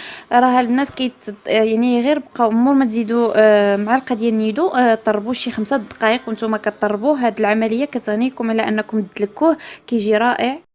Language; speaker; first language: Arabic; native; Arabic